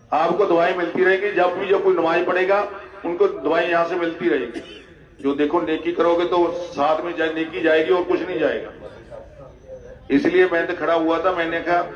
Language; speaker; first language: Urdu; non-native, local second language; Punjabi